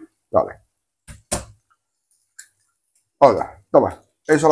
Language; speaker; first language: Spanish; native; Spanish